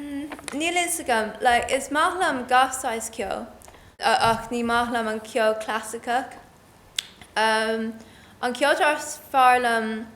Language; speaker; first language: Irish; non-native, learner; English